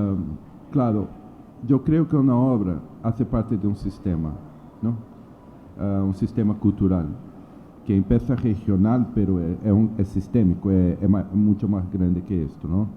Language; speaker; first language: Spanish; non-native, learner; Portuguese